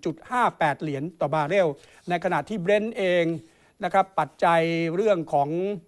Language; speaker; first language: Thai; native; Thai